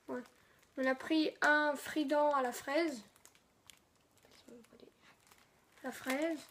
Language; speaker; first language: French; native; French